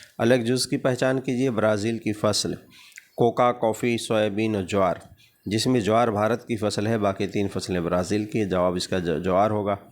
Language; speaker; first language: Urdu; native; Urdu